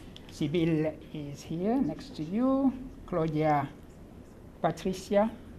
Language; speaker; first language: English; non-native, fluent; Wolof